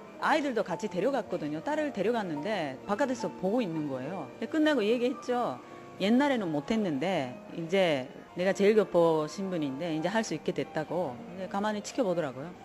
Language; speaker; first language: Korean; early bilingual, heritage; Korean